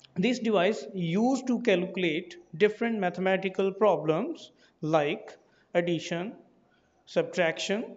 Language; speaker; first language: English; non-native, local second language; Urdu